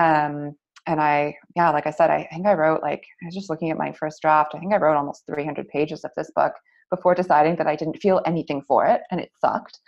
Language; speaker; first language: English; native; English